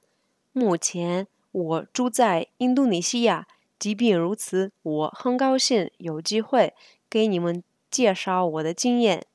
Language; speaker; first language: Chinese; non-native, fluent; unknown